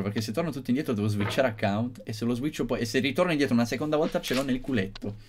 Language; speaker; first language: Italian; native; Italian